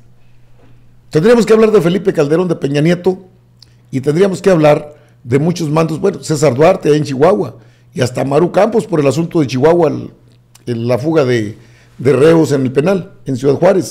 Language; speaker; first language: Spanish; native; Spanish